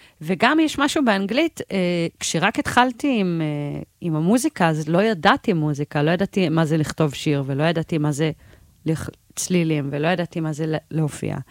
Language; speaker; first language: Hebrew; early bilingual, heritage; Hebrew